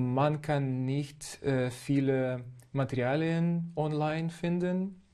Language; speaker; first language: German; non-native, fluent; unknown